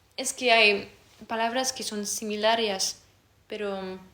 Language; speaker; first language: Spanish; non-native, learner; French